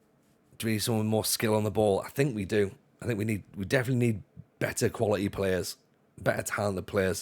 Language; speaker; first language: English; native; English